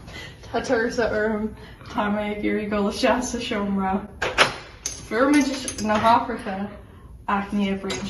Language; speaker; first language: Irish; non-native, learner; English